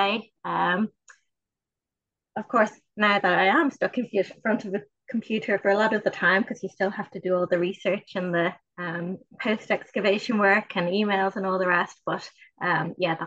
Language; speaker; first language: English; native; English